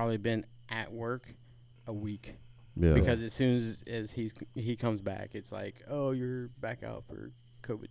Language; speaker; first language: English; native; English